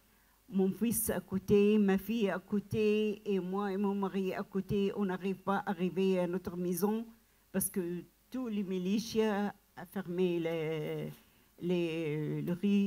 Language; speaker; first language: French; non-native, learner; Arabic